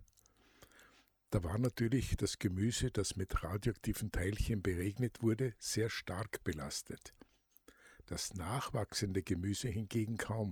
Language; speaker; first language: German; native; German